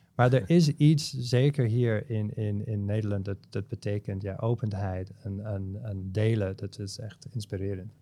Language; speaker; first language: Dutch; non-native, fluent; English